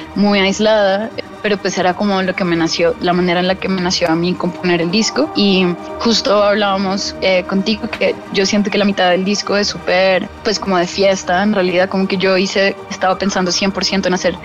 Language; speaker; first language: Spanish; native; Spanish